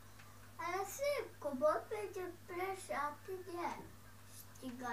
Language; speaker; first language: Polish; early bilingual, heritage; Dutch